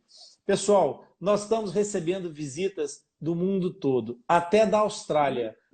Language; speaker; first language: Portuguese; native; Portuguese